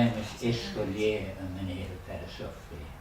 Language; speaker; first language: Portuguese; non-native, fluent; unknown